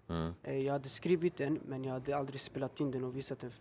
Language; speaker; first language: Swedish; early bilingual, other home language; Albanian